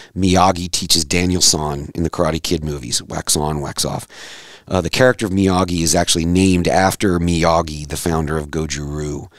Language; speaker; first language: English; native; English